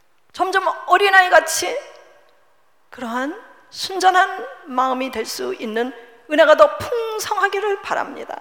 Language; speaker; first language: Korean; native; Korean